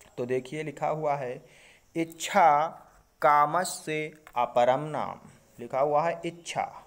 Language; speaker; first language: Hindi; native; Hindi